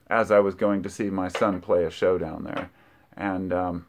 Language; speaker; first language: English; native; English